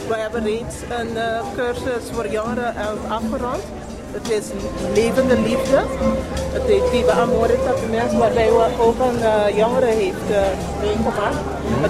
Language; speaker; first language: Dutch; non-native, local second language; Papiamento